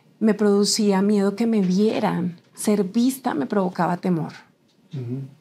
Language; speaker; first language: Spanish; native; Spanish